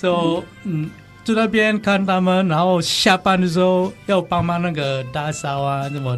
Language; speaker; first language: Chinese; non-native, learner; Balinese